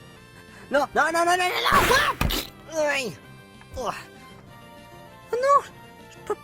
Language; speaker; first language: French; native; French